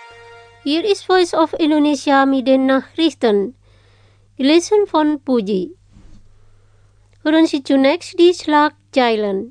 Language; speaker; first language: German; non-native, fluent; Indonesian